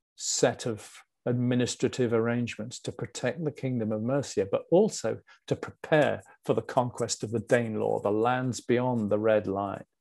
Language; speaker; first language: English; native; English